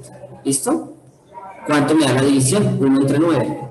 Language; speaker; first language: Spanish; native; Spanish